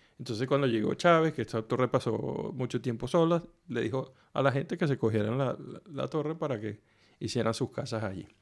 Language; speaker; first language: Spanish; native; Spanish